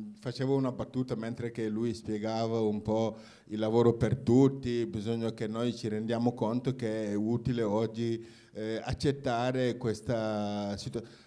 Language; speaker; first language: Italian; non-native, fluent; Wolof